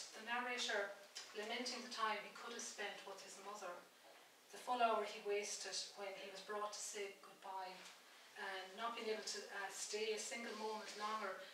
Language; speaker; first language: English; native; English